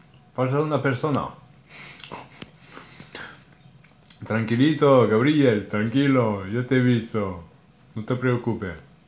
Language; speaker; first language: Spanish; non-native, learner; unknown